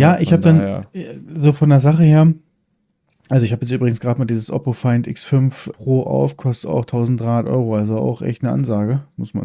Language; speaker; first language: German; native; German